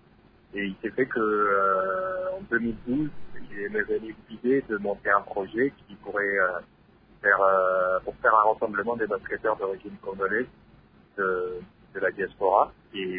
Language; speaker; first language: French; non-native, local second language; Lingala